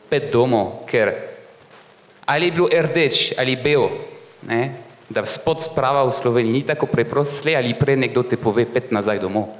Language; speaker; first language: Slovenian; non-native, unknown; French